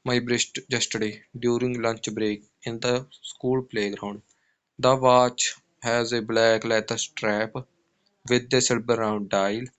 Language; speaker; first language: English; non-native, local second language; Punjabi